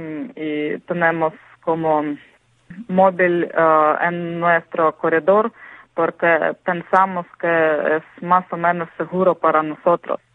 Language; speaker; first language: Spanish; non-native, learner; Ukrainian